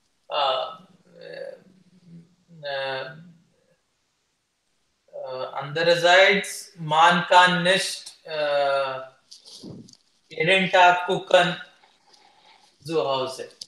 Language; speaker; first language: German; non-native, learner; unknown